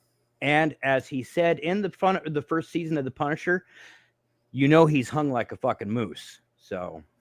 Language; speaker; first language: English; native; English